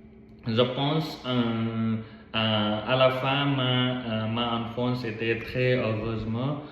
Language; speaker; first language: French; non-native, learner; Nepali